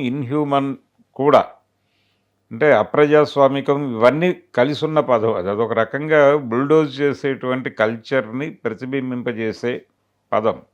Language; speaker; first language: Telugu; native; Telugu